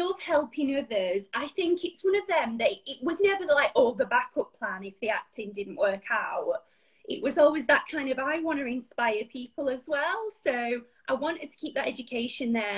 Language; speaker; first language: English; native; English